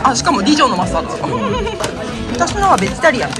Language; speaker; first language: Japanese; native; Japanese